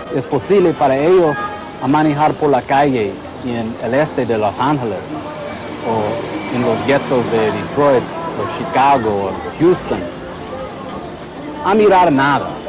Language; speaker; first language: Spanish; non-native, fluent; English